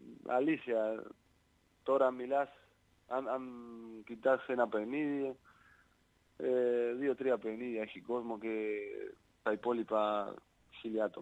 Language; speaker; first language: Greek; non-native, learner; Spanish